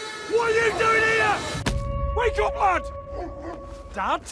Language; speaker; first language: English; native; English